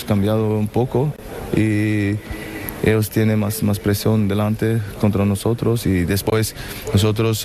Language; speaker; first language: Spanish; non-native, fluent; German